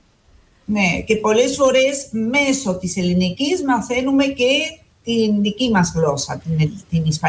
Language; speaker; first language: Greek; non-native, fluent; Spanish